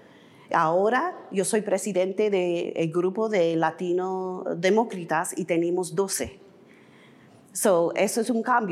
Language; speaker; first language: Spanish; early bilingual, heritage; English